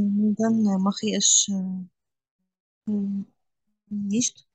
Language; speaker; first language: German; non-native, learner; Arabic